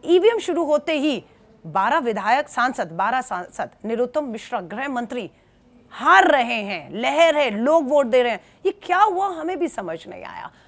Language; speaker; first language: Hindi; native; Hindi